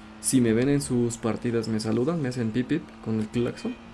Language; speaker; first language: Spanish; native; Spanish